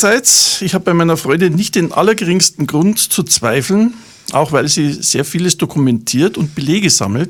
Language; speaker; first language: German; native; German